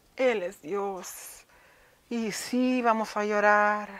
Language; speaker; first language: Spanish; early bilingual, heritage; Spanish